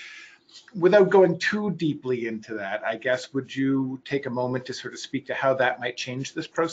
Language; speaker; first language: English; native; English